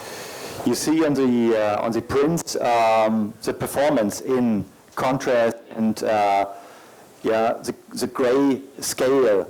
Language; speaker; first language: English; non-native, learner; German